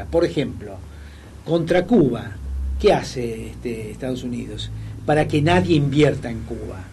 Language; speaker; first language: Spanish; native; Spanish